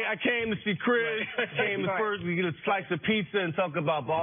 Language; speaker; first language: English; native; English